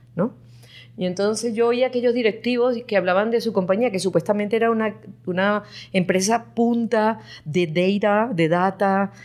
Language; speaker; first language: Spanish; native; Spanish